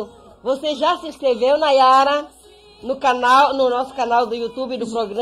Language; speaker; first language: Portuguese; native; Portuguese